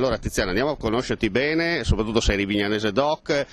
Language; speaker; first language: Italian; native; Italian